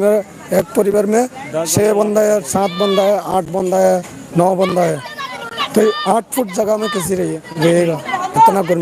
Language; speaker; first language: Hindi; non-native, learner; Rohingya